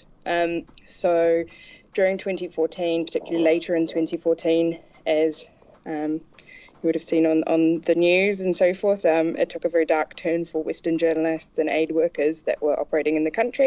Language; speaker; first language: English; native; English